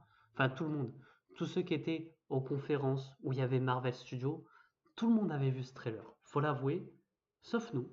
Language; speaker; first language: French; native; French